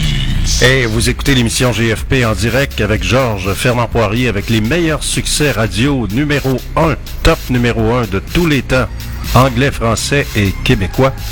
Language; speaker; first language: French; native; French